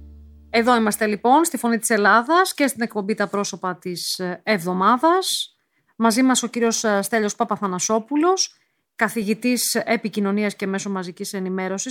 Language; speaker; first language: Greek; native; Greek